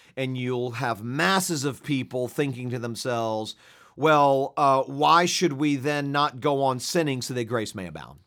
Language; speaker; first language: English; native; English